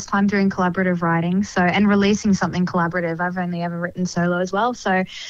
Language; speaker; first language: English; native; English